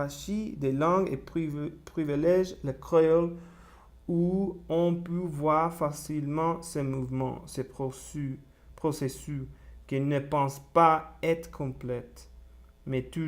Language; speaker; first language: French; non-native, learner; Spanish